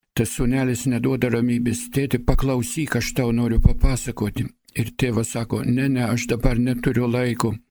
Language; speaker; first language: Lithuanian; early bilingual, heritage; Lithuanian